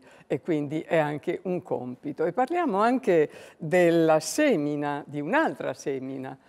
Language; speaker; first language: Italian; native; Italian